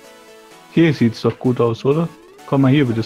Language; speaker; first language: German; native; German